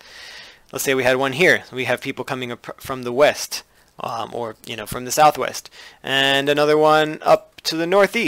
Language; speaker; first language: English; native; English